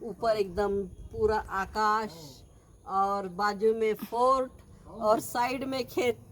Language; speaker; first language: Hindi; non-native, local second language; Marathi